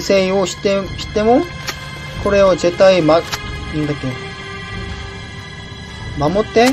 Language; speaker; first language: Japanese; non-native, learner; Korean